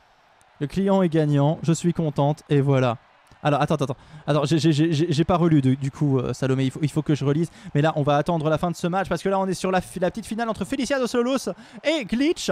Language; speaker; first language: French; native; French